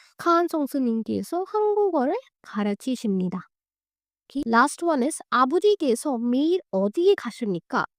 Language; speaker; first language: Korean; non-native, fluent; Hindi